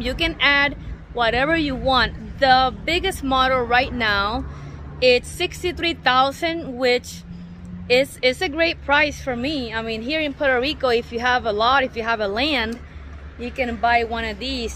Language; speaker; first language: English; non-native, local second language; Spanish